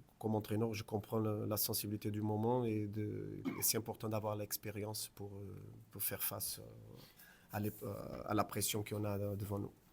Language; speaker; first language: French; non-native, fluent; Portuguese